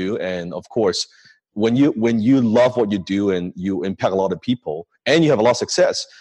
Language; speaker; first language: English; non-native, local second language; Cantonese